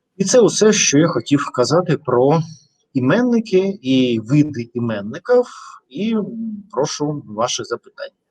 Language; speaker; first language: Ukrainian; non-native, local second language; Russian